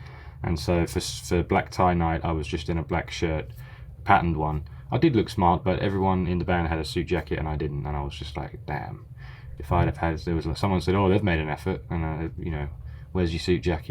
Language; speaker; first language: English; native; English